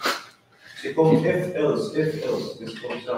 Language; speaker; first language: French; non-native, learner; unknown